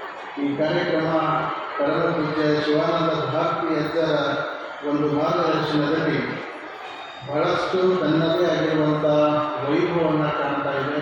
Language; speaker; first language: Kannada; native; Kannada